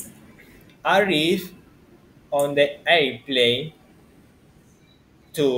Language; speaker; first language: English; non-native, learner; Spanish